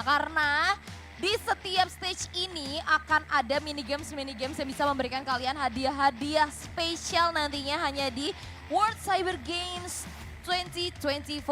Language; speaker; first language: Indonesian; native; Indonesian